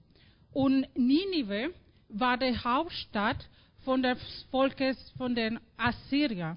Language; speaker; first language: German; non-native, fluent; Spanish